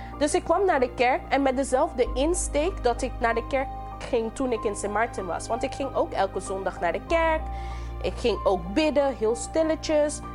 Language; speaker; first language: Dutch; non-native, local second language; English